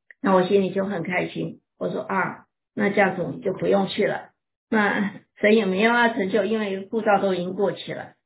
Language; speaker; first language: Chinese; native; Chinese